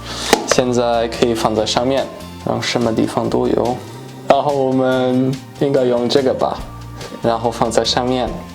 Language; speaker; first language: Chinese; non-native, fluent; German